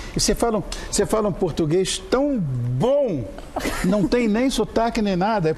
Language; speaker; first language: Portuguese; native; Portuguese